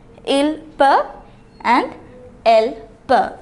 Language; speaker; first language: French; non-native, fluent; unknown